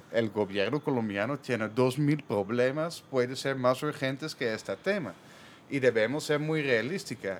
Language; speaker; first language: Spanish; non-native, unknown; Dutch